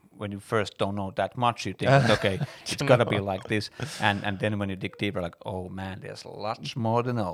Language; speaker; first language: English; non-native, fluent; Finnish